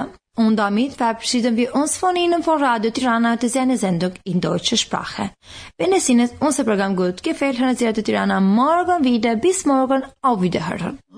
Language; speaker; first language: German; non-native, learner; Albanian